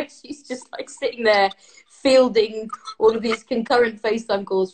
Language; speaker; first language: English; native; English